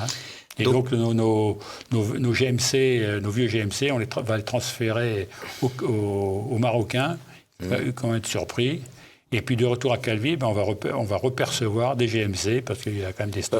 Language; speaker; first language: French; native; French